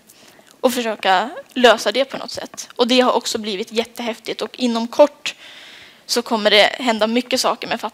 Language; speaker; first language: Swedish; native; Swedish